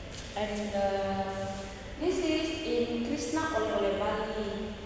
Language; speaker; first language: English; non-native, learner; Indonesian